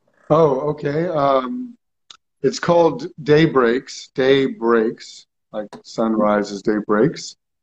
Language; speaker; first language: English; early bilingual, other home language; Greek